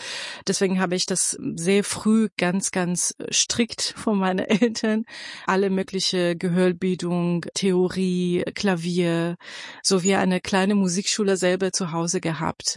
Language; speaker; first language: German; non-native, fluent; Persian